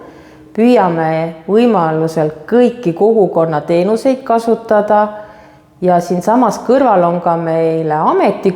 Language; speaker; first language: Estonian; non-native, local second language; Russian